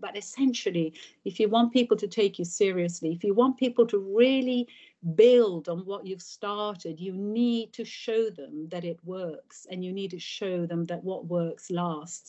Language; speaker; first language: English; early bilingual, other home language; Italian